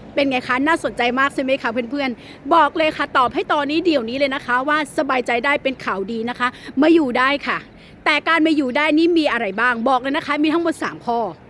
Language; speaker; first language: Thai; native; Thai